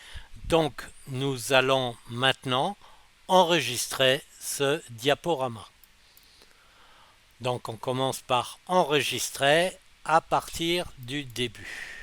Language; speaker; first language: French; native; French